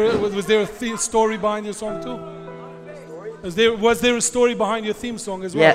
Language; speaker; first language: English; native; English